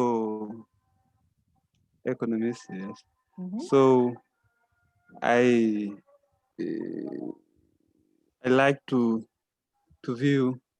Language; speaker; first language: English; non-native, learner; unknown